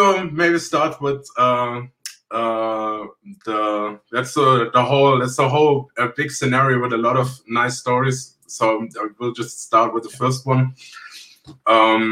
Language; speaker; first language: English; non-native, fluent; German